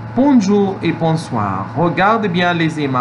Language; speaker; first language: French; non-native, fluent; Arabic